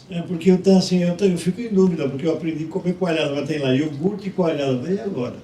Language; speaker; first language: Portuguese; early bilingual, other home language; Arabic